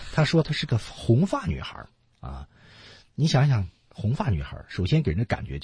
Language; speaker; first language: Chinese; native; Chinese